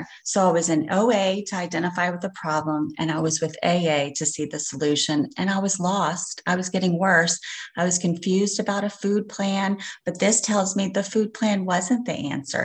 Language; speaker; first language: English; native; English